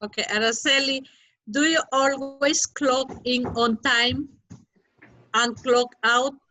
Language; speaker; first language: English; non-native, learner; Spanish